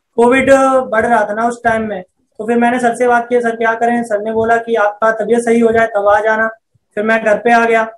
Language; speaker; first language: Hindi; native; Hindi